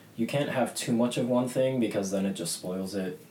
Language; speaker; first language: English; native; English